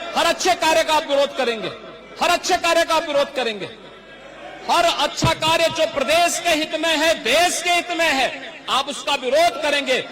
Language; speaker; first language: Hindi; native; Hindi